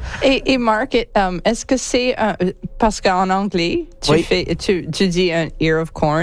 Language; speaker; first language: French; non-native, learner; English